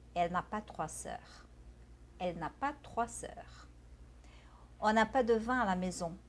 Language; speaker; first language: French; non-native, fluent; Portuguese